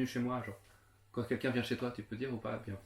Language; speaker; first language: French; native; French